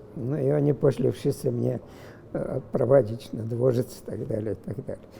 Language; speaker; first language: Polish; non-native, fluent; Russian